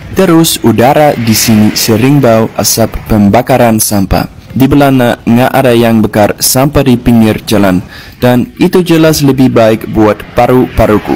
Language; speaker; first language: Indonesian; non-native, fluent; Dutch